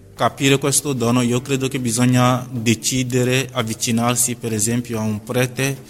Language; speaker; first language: Italian; non-native, fluent; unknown